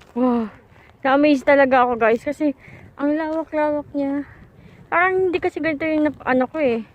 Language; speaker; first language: Filipino; native; Filipino